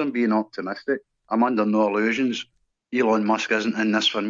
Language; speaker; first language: English; native; English